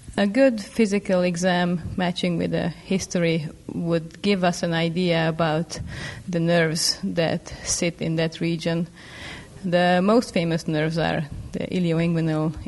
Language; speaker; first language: English; non-native, fluent; Hungarian